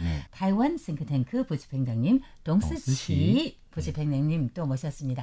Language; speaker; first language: Korean; native; Korean